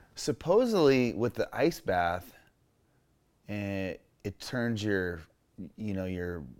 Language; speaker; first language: English; native; English